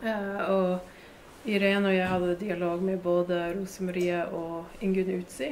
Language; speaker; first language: Norwegian; non-native, fluent; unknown